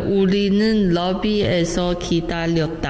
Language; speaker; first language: Korean; non-native, learner; Chinese